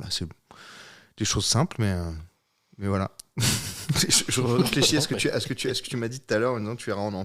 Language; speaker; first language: French; native; French